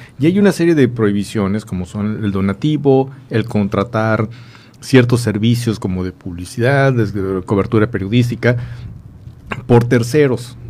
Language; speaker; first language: Spanish; native; Spanish